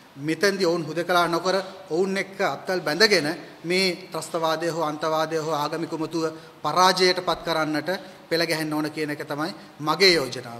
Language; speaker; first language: Sinhala; non-native, local second language; Tamil